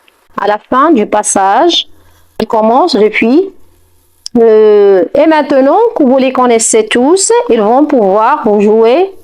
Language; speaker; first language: French; non-native, fluent; Arabic